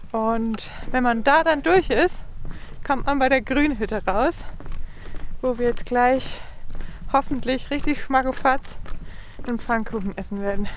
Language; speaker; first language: German; native; German